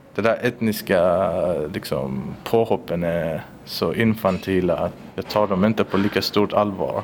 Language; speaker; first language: Swedish; early bilingual, other home language; Persian